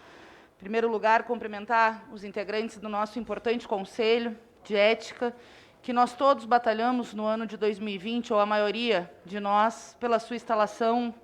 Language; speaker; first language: Portuguese; native; Portuguese